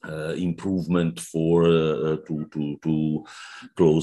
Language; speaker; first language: English; non-native, fluent; Italian